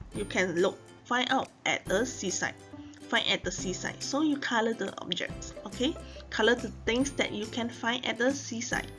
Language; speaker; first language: English; non-native, local second language; Chinese